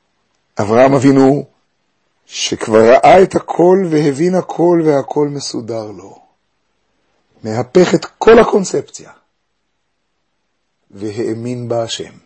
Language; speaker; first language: Hebrew; native; Hebrew